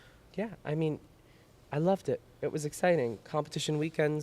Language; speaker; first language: English; native; English